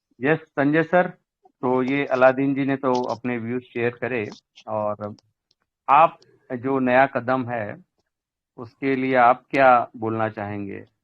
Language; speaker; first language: Hindi; native; Hindi